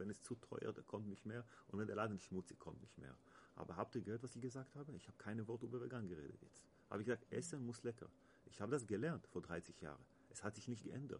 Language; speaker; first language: German; non-native, learner; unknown